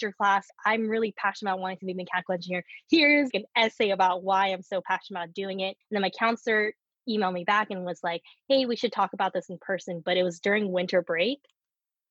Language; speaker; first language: English; early bilingual, other home language; Korean